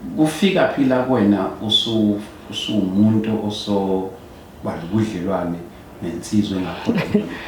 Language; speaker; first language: Zulu; native; Zulu